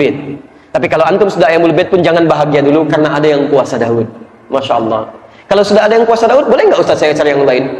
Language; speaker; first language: Indonesian; native; Indonesian